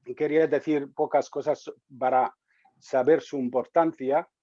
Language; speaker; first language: Spanish; non-native, fluent; Arabic